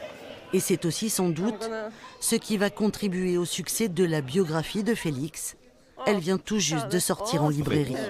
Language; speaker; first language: French; native; French